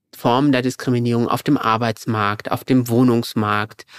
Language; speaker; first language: German; early bilingual, other home language; Arabic